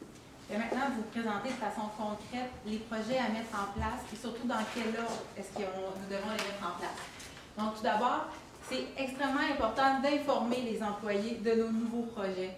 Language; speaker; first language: French; native; French